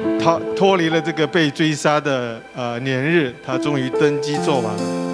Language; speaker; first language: Chinese; native; Chinese